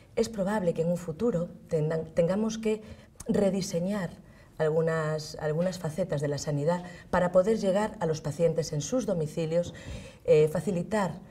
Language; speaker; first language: Spanish; native; Spanish